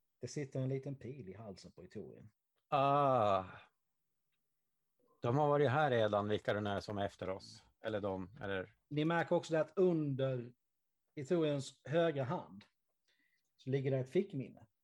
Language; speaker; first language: Swedish; native; Swedish